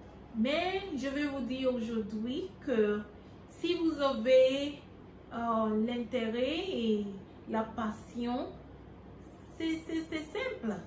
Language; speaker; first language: French; non-native, fluent; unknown